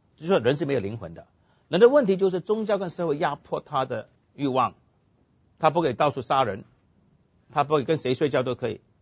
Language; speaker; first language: Chinese; non-native, local second language; Cantonese